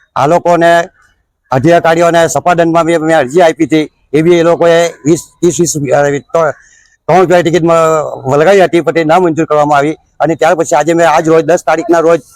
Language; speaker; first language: Gujarati; native; Gujarati